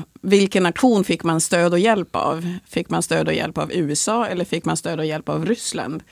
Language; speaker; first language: Swedish; early bilingual, other home language; Swahili